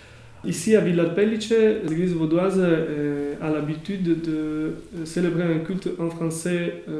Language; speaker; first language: French; non-native, local second language; Italian